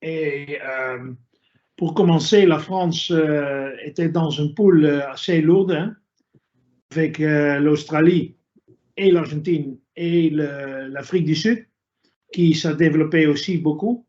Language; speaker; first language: French; non-native, fluent; Dutch